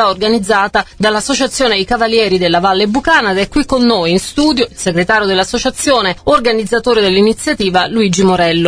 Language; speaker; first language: Italian; native; Italian